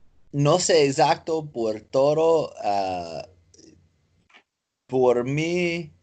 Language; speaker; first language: Spanish; non-native, learner; English